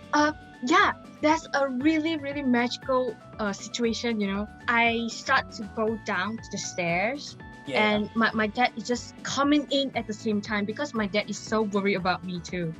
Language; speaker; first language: English; non-native, local second language; Chinese